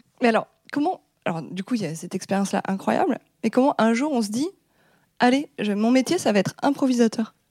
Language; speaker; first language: French; native; French